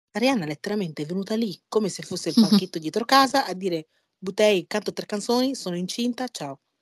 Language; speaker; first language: Italian; native; Italian